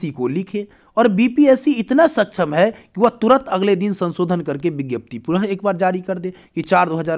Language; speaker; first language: Hindi; native; Hindi